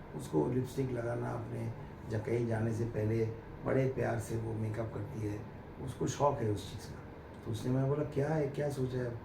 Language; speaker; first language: Hindi; non-native, local second language; Bangla